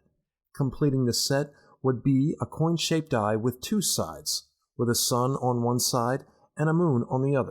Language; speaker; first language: English; native; English